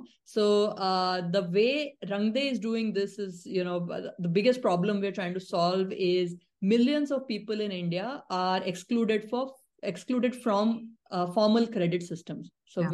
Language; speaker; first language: English; non-native, local second language; Marathi